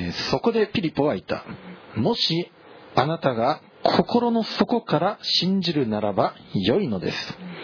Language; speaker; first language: Japanese; native; Japanese